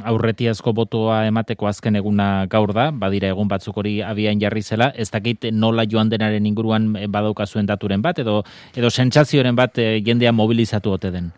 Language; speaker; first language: Basque; native; Basque